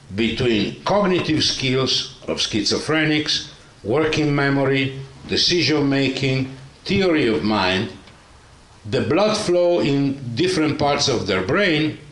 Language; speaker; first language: English; non-native, fluent; Italian